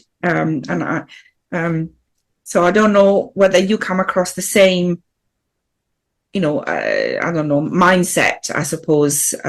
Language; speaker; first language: English; non-native, fluent; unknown